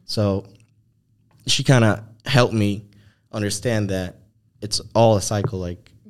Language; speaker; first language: English; non-native, fluent; Spanish